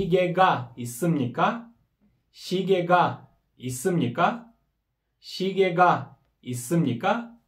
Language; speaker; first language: Korean; non-native, fluent; Kyrgyz